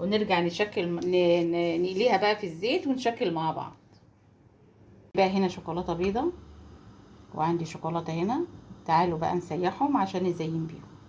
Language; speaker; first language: Arabic; native; Arabic